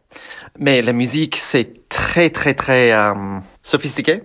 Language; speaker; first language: French; non-native, fluent; English